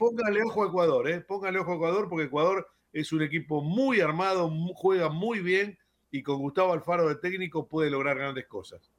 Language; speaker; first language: Spanish; native; Spanish